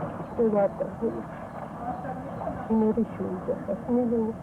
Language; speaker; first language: Persian; non-native, fluent; Polish